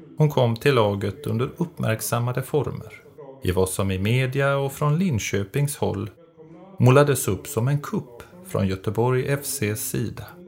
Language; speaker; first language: Swedish; native; Swedish